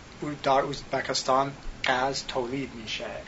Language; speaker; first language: Persian; non-native, learner; English